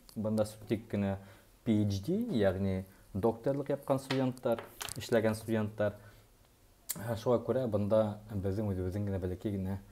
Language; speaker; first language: Tatar; non-native, local second language; Bashkir